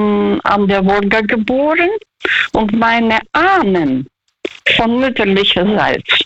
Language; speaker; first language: German; non-native, fluent; Russian